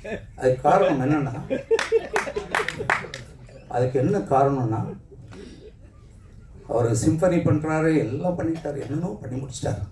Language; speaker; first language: Tamil; native; Tamil